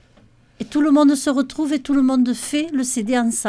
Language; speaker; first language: French; native; French